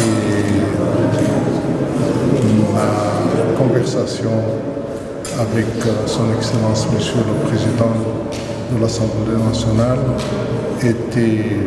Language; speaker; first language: French; non-native, local second language; Arabic